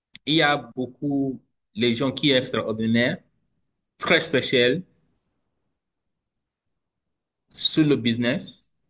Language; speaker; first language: French; non-native, learner; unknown